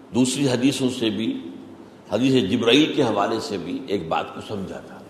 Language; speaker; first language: Urdu; native; Urdu